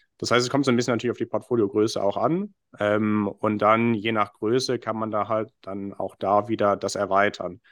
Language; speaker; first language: German; non-native, fluent; English